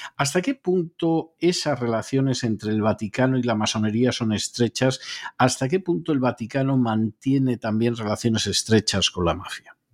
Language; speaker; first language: Spanish; native; Spanish